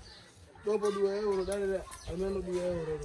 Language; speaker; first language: Italian; non-native, learner; Swahili